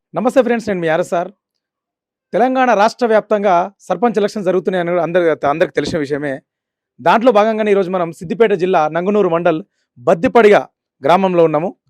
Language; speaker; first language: Telugu; native; Telugu